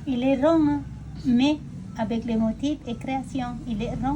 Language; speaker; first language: French; non-native, learner; Indonesian